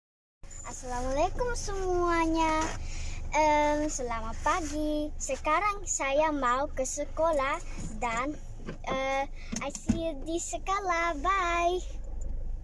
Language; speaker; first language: Indonesian; early bilingual, heritage; Indonesian